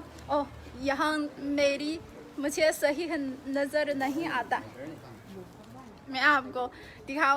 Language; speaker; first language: Hindi; non-native, fluent; Chinese